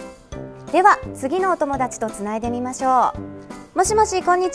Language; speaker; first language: Japanese; native; Japanese